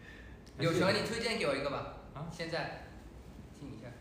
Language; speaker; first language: Chinese; non-native, learner; Thai